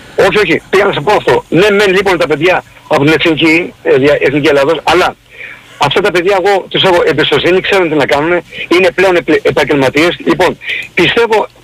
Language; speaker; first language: Greek; early bilingual, heritage; Greek